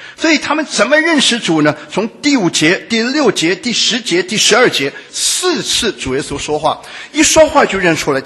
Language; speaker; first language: Chinese; non-native, local second language; Hakka Chinese